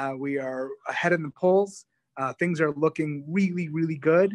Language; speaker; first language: English; native; English